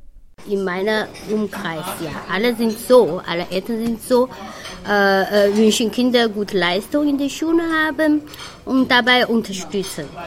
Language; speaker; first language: German; non-native, learner; Chinese